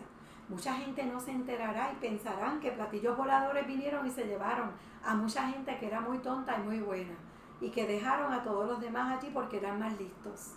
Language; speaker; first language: Spanish; native; Spanish